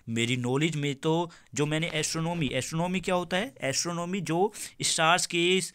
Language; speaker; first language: Hindi; native; Hindi